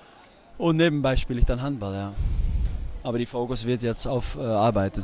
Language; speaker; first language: German; non-native, fluent; Dutch